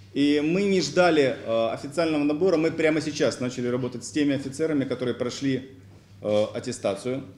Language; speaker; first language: Russian; native; Russian